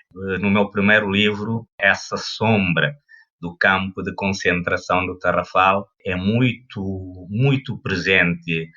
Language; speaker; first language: Portuguese; non-native, local second language; Kabuverdianu